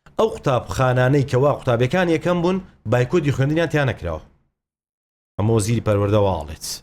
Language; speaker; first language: Central Kurdish; native; Central Kurdish